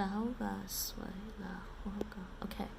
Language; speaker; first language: Vietnamese; non-native, learner; English